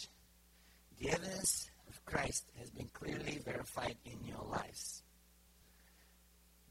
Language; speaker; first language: English; non-native, fluent; Bulgarian